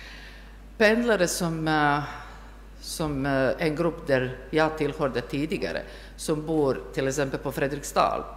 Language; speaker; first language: Swedish; non-native, fluent; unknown